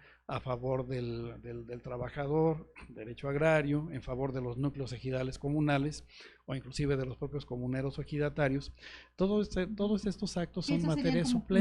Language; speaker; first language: Spanish; native; Spanish